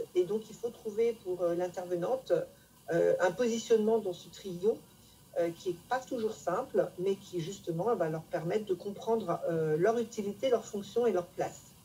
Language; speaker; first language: French; native; French